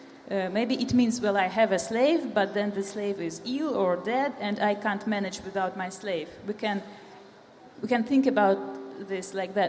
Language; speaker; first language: English; non-native, fluent; Russian